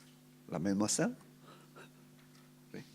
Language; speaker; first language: French; non-native, fluent; Cantonese